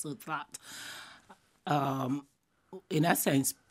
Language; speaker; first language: English; non-native, local second language; Igbo